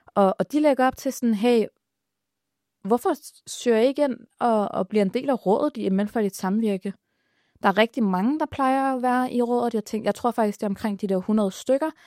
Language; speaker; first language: Danish; early bilingual, other home language; Arabic